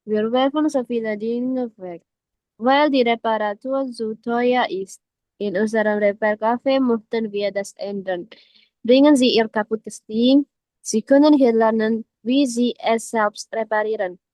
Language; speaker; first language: German; non-native, learner; Indonesian